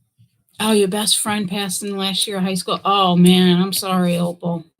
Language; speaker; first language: English; native; English